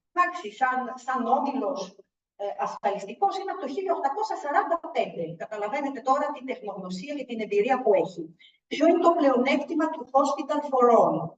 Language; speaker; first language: Greek; early bilingual, heritage; Greek